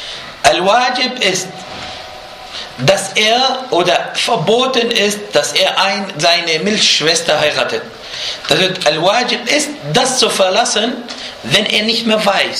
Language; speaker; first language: German; non-native, fluent; Arabic